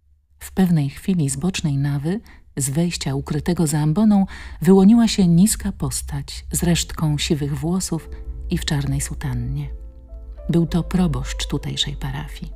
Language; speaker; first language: Polish; native; Polish